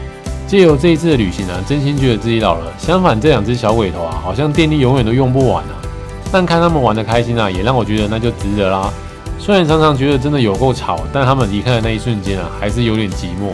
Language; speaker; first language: Chinese; native; Chinese